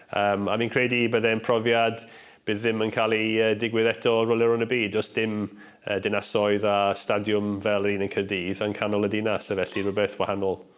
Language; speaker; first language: Welsh; non-native, local second language; English